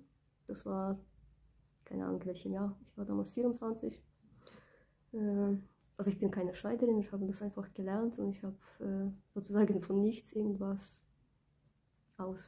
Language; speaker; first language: German; early bilingual, other home language; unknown